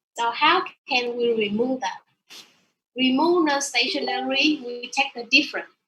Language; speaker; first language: English; non-native, learner; Vietnamese